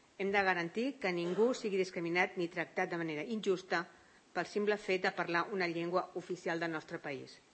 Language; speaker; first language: Catalan; native; Catalan